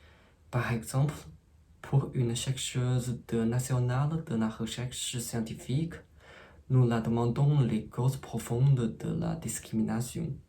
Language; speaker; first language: French; non-native, fluent; Chinese